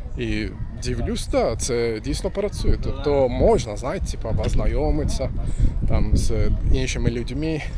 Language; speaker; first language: Ukrainian; non-native, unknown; Turkish